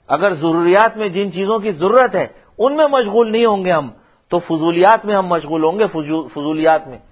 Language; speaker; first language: Urdu; non-native, local second language; Punjabi